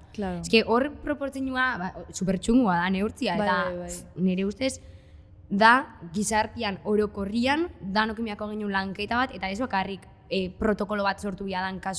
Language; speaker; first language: Basque; native; Basque